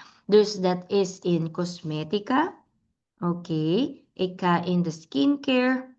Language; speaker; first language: Dutch; non-native, learner; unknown